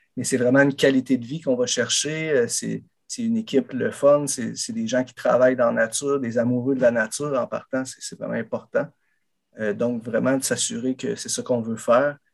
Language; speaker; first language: French; native; French